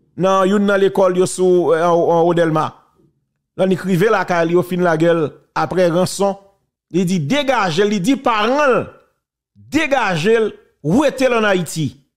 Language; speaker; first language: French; non-native, local second language; Haitian Creole